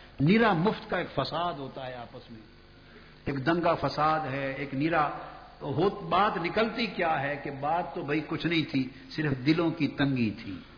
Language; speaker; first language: Urdu; non-native, local second language; Punjabi